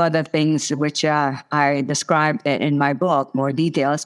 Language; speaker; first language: English; non-native, fluent; Italian